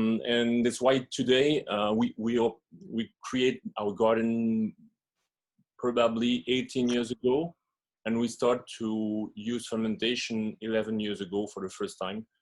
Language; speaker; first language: English; non-native, fluent; French